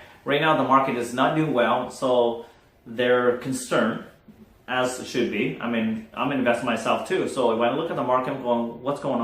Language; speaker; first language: English; non-native, fluent; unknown